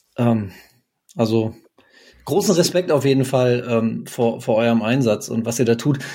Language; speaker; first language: German; native; German